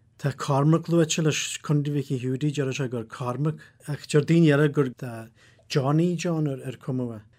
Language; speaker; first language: Irish; native; Irish